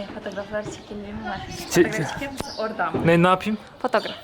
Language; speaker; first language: Turkish; non-native, learner; Russian